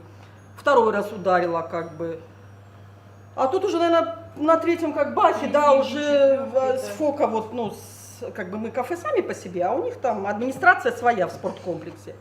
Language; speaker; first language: Russian; native; Russian